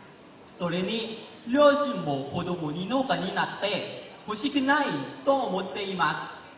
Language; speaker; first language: Japanese; non-native, learner; Lao